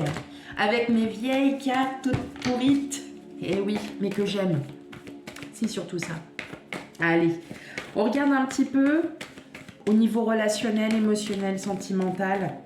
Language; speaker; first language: French; native; French